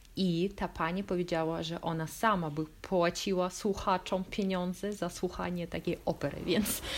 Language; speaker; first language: Polish; non-native, fluent; Russian